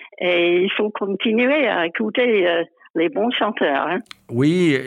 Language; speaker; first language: French; non-native, fluent; English